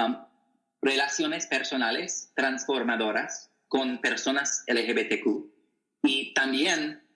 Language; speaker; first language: Spanish; non-native, learner; English